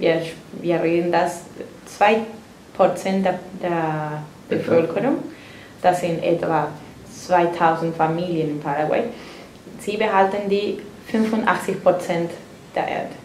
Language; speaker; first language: German; non-native, fluent; Spanish